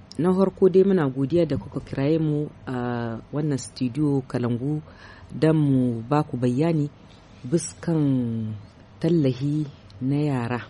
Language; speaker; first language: Hausa; native; Hausa